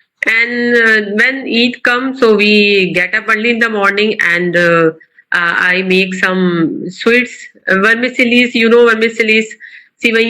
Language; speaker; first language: English; non-native, local second language; Urdu